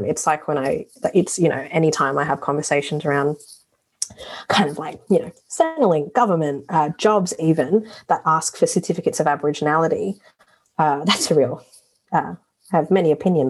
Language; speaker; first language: English; native; English